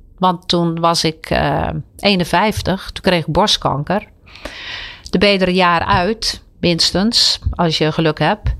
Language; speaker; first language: Dutch; native; Dutch